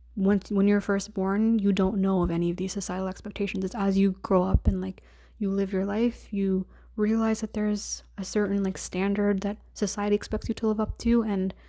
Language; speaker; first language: English; native; English